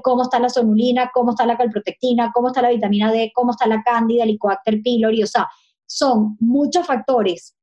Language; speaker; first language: Spanish; native; Spanish